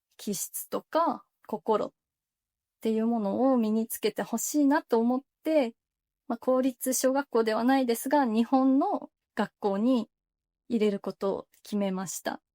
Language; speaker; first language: Japanese; native; Japanese